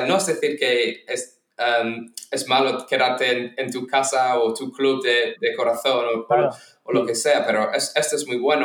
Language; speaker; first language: Spanish; non-native, fluent; English